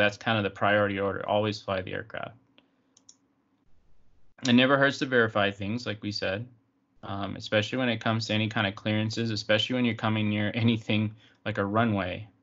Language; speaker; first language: English; native; English